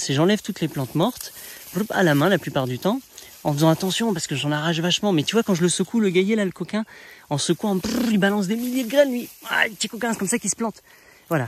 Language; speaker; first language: French; native; French